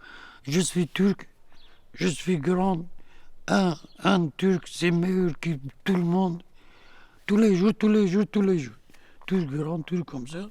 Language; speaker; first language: French; non-native, learner; Kurdish